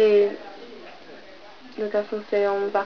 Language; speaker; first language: French; non-native, learner; English